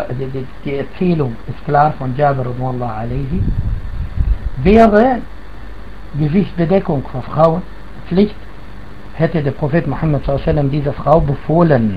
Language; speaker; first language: German; non-native, fluent; Arabic